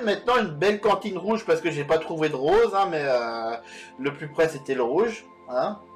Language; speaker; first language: French; native; French